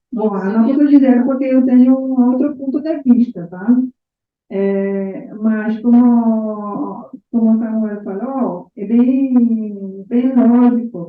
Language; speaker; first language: Portuguese; non-native, learner; Polish